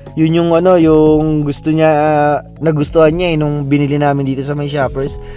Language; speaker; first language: Filipino; native; Filipino